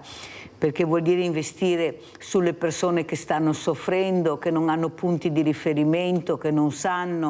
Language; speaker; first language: Italian; native; Italian